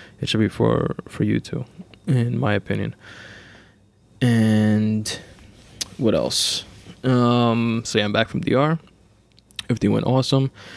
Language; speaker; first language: English; native; English